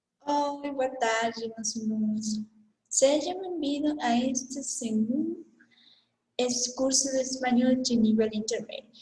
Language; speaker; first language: Portuguese; non-native, fluent; Spanish